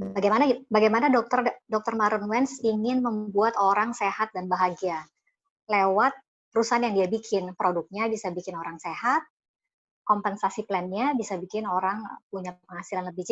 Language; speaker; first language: Indonesian; native; Indonesian